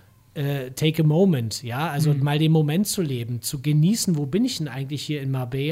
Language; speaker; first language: German; native; German